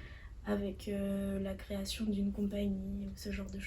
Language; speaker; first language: French; native; French